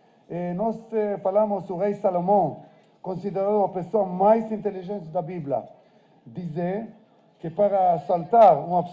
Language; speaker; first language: Portuguese; non-native, fluent; Hebrew